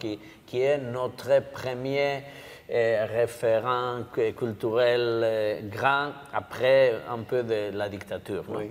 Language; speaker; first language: French; non-native, learner; Basque